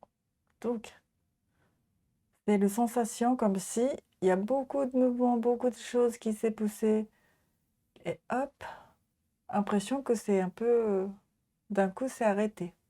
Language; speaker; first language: French; non-native, learner; Japanese